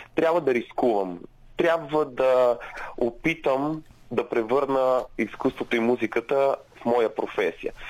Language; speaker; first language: Bulgarian; native; Bulgarian